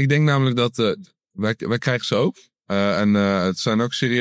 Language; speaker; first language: Dutch; native; Dutch